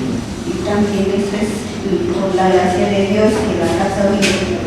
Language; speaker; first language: Spanish; non-native, local second language; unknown